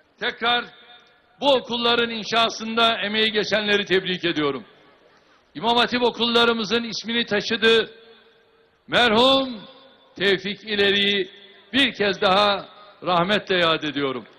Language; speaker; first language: Turkish; native; Turkish